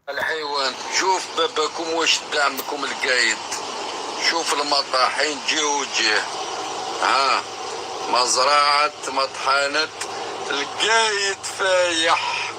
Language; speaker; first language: Arabic; native; Arabic